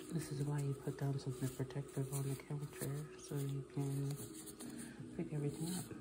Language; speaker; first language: English; native; English